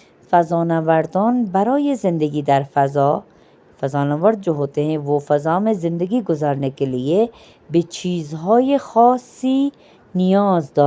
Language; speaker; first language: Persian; non-native, fluent; Urdu